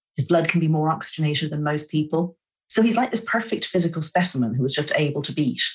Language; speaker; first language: English; native; English